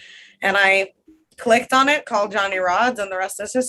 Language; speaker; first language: English; non-native, fluent; Russian